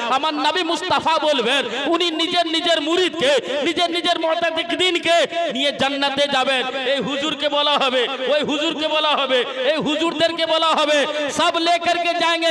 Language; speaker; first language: Bangla; non-native, local second language; Urdu